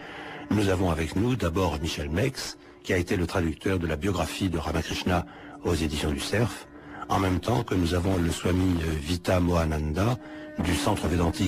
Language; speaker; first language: French; native; French